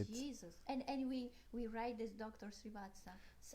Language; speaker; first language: English; non-native, learner; Polish